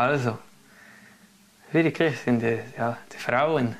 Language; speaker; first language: German; non-native, learner; Spanish